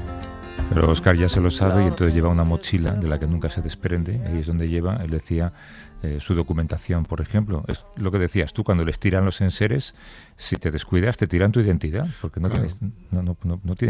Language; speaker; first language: Spanish; native; Spanish